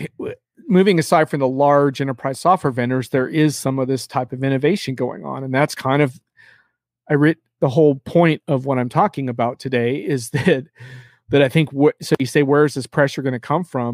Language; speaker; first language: English; native; English